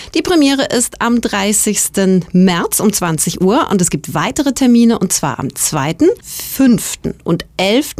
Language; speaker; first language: German; native; German